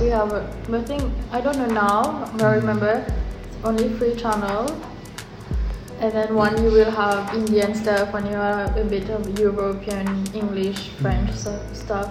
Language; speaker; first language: English; non-native, fluent; Morisyen